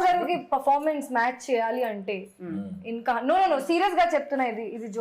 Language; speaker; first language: Telugu; non-native, local second language; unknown